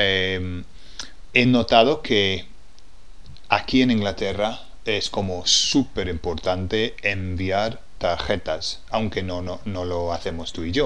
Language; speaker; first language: Spanish; non-native, fluent; English